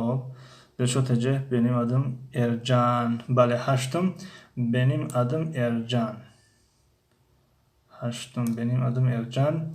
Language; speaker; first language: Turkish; non-native, fluent; Tajik